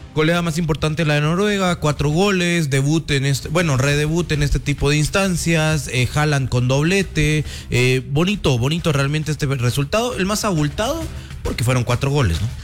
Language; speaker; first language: Spanish; native; Spanish